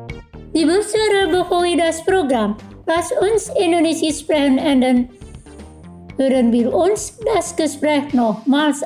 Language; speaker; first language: German; non-native, fluent; Indonesian